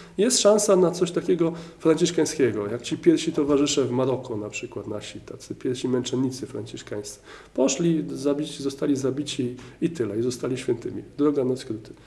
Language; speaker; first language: Polish; native; Polish